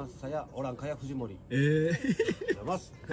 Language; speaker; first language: Indonesian; non-native, learner; Japanese